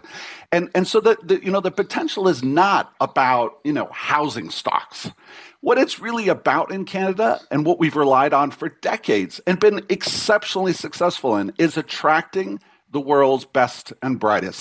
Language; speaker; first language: English; native; English